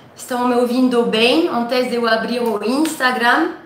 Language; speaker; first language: Portuguese; non-native, fluent; French